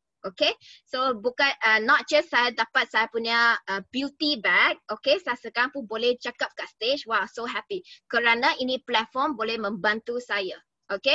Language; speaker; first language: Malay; non-native, local second language; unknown